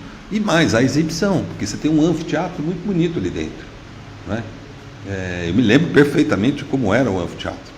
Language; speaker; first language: Portuguese; native; Portuguese